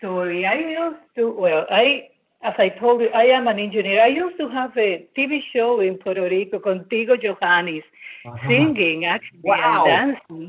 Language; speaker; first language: English; non-native, fluent; Spanish